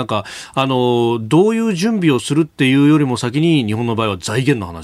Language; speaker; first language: Japanese; native; Japanese